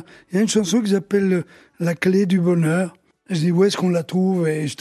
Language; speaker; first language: French; early bilingual, other home language; Italian